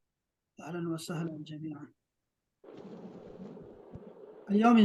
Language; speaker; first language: Arabic; non-native, fluent; Urdu